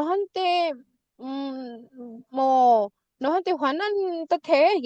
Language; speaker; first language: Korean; non-native, fluent; Indonesian